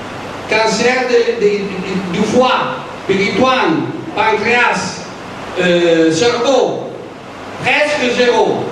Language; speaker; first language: French; non-native, fluent; Italian